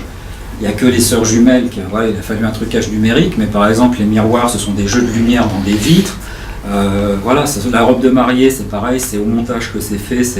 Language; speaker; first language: French; native; French